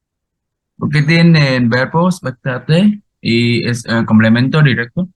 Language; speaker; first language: Spanish; non-native, learner; Vietnamese